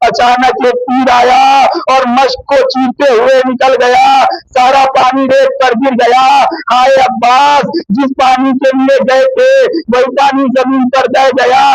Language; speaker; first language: Urdu; native; Urdu